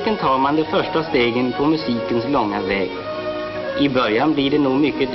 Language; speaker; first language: Swedish; native; Swedish